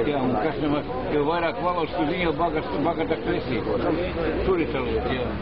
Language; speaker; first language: Latvian; non-native, learner; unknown